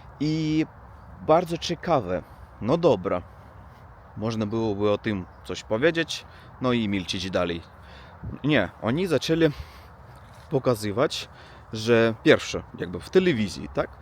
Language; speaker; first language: Polish; non-native, learner; Russian